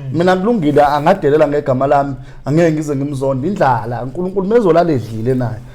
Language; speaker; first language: Zulu; native; Zulu